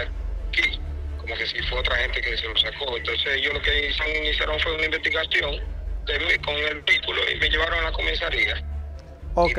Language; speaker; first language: Spanish; native; Spanish